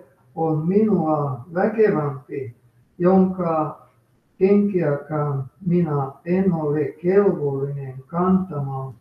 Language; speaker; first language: Finnish; non-native, fluent; Russian